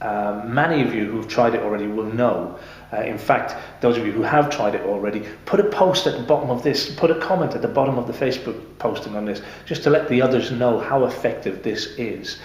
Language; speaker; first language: English; native; English